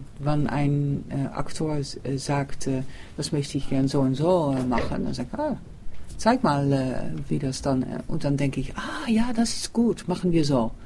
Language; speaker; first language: German; non-native, learner; Dutch